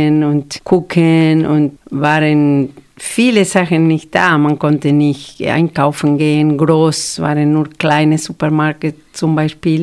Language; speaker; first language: German; non-native, fluent; Spanish